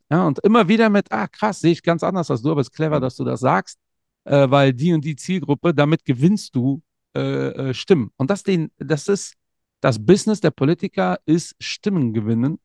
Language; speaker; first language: German; native; German